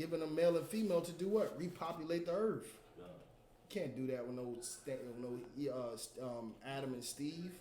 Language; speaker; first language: English; native; English